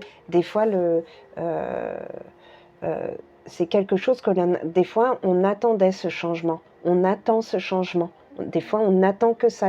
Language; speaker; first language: French; native; French